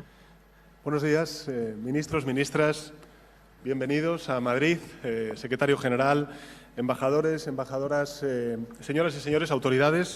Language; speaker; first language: Spanish; native; Spanish